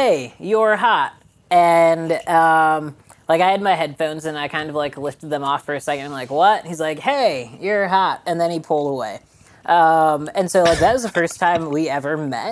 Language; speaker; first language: English; native; English